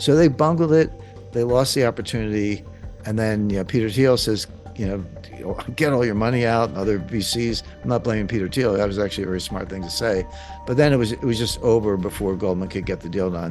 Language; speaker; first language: English; native; English